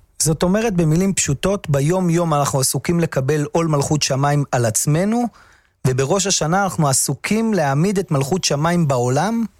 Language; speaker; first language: Hebrew; native; Hebrew